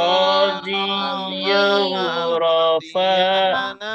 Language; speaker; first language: Arabic; non-native, learner; Indonesian